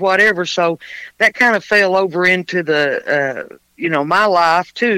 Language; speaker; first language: English; native; English